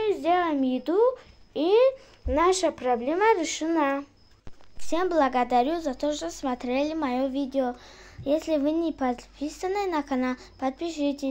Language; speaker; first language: Russian; non-native, learner; Tajik